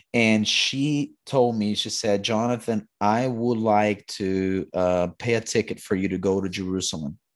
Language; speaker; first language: English; non-native, fluent; Portuguese